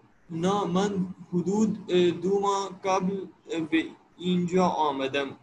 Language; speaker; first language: Persian; non-native, learner; Urdu